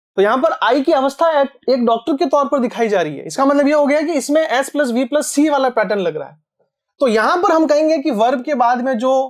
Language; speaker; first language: Hindi; native; Hindi